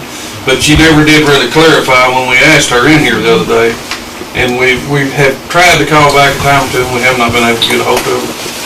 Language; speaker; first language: English; native; English